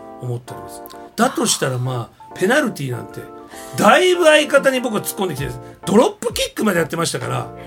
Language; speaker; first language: Japanese; native; Japanese